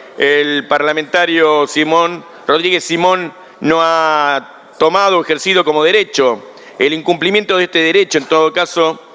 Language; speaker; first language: Spanish; native; Spanish